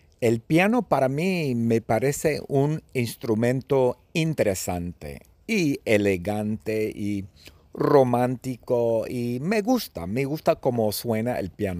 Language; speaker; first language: Spanish; non-native, fluent; English